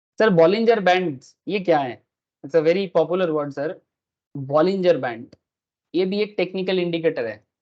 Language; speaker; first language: Hindi; non-native, local second language; Bangla